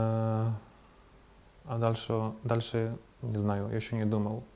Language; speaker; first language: Russian; non-native, fluent; Polish